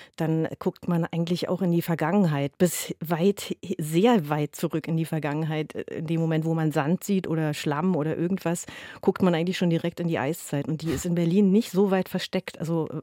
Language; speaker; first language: German; native; German